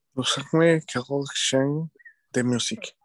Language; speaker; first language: French; non-native, learner; Spanish